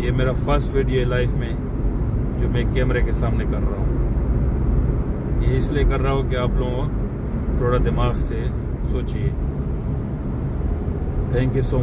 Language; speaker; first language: Hindi; non-native, local second language; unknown